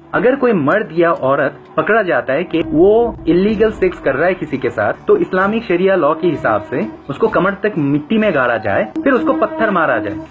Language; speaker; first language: Hindi; non-native, fluent; Bangla